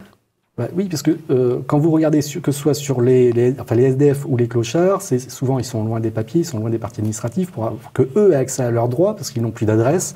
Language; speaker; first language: French; native; French